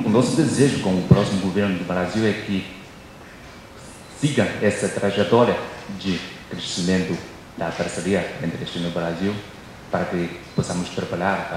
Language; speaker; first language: Portuguese; non-native, fluent; Chinese